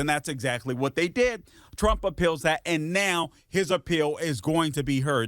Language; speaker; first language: English; native; English